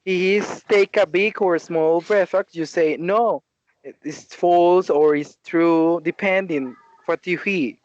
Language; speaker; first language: English; non-native, learner; Spanish